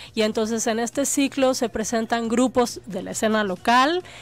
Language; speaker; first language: Spanish; native; Spanish